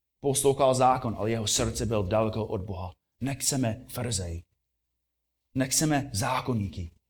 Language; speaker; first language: Czech; non-native, fluent; English